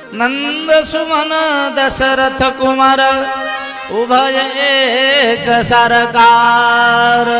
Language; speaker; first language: Hindi; native; Hindi